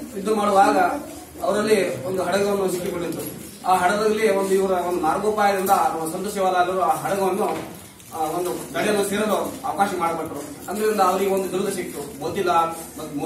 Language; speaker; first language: Kannada; non-native, local second language; Lambadi